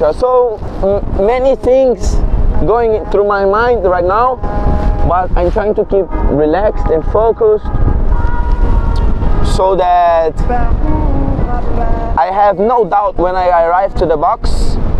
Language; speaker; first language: English; non-native, fluent; Portuguese